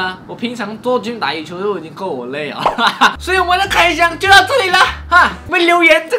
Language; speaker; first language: Chinese; native; Chinese